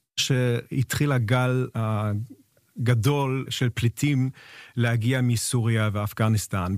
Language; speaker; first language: Hebrew; non-native, fluent; German